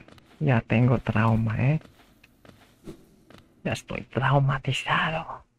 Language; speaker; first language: Spanish; non-native, fluent; Filipino